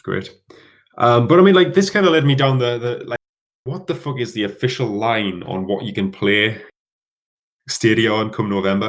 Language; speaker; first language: English; native; English